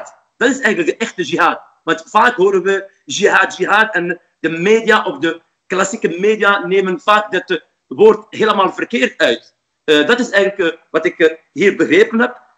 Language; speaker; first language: Dutch; non-native, fluent; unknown